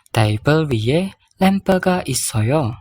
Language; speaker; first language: Korean; non-native, fluent; Indonesian